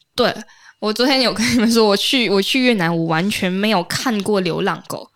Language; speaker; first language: Chinese; native; Chinese